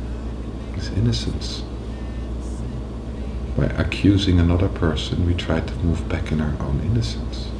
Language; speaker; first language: English; non-native, fluent; Dutch